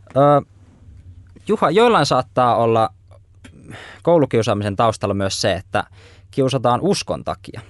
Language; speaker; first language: Finnish; native; Finnish